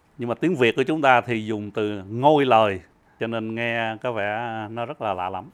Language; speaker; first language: Vietnamese; early bilingual, heritage; Vietnamese